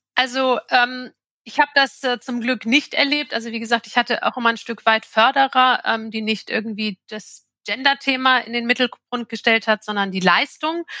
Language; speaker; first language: German; early bilingual, other home language; Turkish